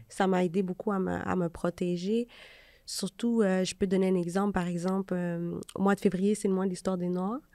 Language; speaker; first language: French; native; French